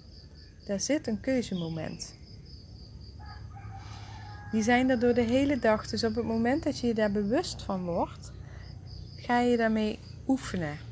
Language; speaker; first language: Dutch; native; Dutch